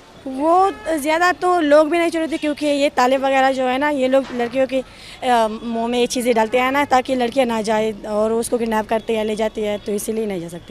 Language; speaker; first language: Hindi; non-native, fluent; Pashto